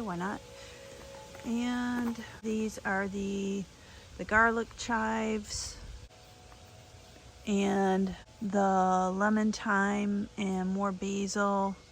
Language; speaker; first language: English; native; English